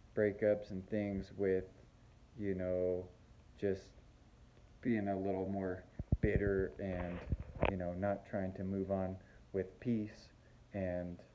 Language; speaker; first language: English; native; English